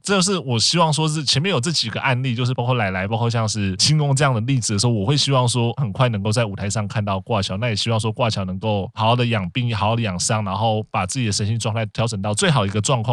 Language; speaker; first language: Chinese; native; Chinese